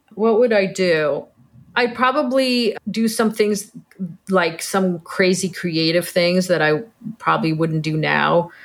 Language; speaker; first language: English; early bilingual, other home language; Hebrew